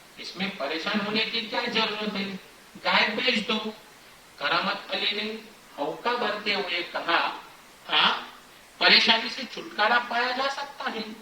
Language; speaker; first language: Hindi; non-native, local second language; Marathi